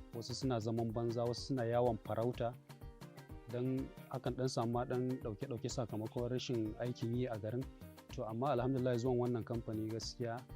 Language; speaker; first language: Hausa; native; Hausa